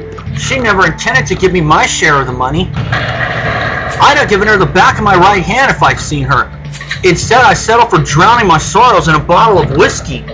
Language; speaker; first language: English; native; English